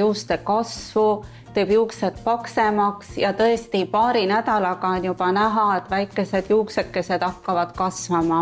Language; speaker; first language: Estonian; native; Estonian